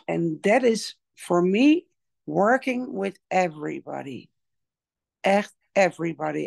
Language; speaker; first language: English; non-native, learner; Dutch